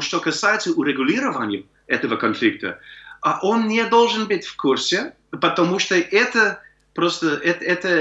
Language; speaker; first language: Russian; non-native, fluent; English